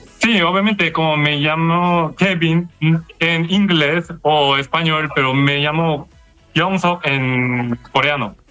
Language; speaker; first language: Spanish; non-native, learner; Korean